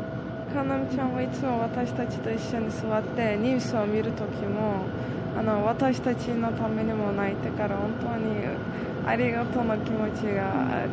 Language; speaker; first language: Japanese; non-native, learner; Turkish